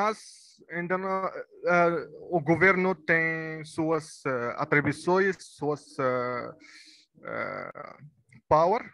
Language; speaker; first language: Portuguese; non-native, learner; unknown